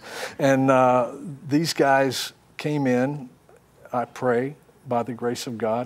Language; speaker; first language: English; native; English